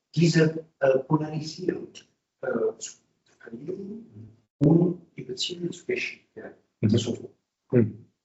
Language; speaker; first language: German; non-native, fluent; Italian